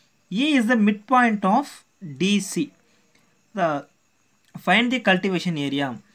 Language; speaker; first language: English; non-native, local second language; Tamil